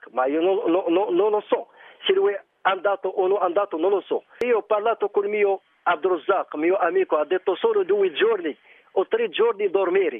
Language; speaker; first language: Italian; non-native, learner; Arabic